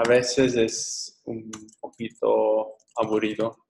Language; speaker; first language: Spanish; non-native, learner; English